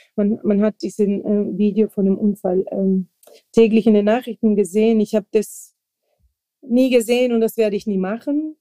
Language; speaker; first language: German; non-native, fluent; Spanish